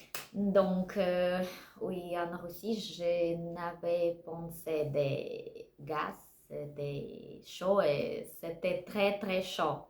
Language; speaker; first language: French; non-native, learner; Russian